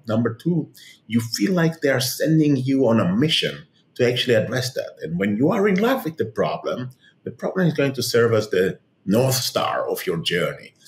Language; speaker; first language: English; non-native, fluent; Hebrew